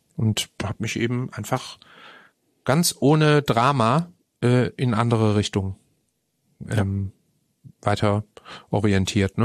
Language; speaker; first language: German; native; German